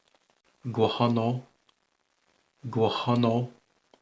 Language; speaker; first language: Welsh; non-native, learner; English